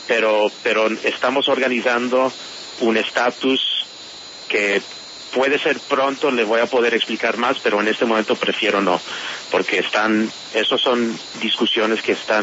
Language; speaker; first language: Spanish; non-native, fluent; English